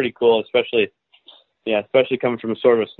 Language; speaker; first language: English; native; English